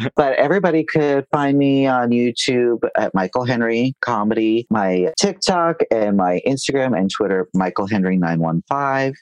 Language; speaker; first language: English; native; English